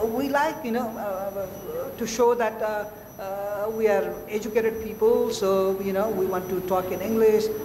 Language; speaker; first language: English; non-native, local second language; Nepali